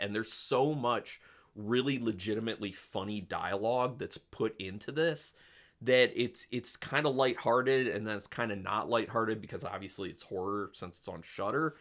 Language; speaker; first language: English; native; English